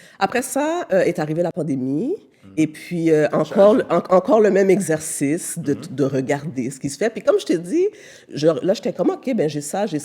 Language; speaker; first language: French; native; French